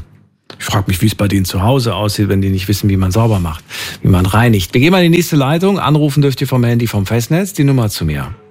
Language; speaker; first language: German; native; German